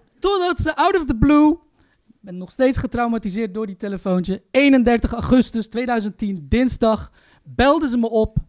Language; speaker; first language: Dutch; early bilingual, other home language; Turkish